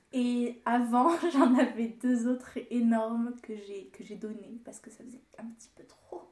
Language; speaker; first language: French; early bilingual, other home language; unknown